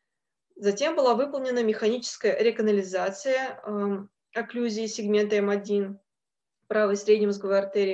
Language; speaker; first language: Russian; native; Russian